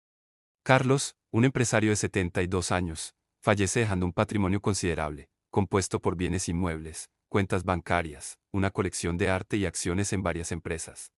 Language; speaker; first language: Spanish; native; Spanish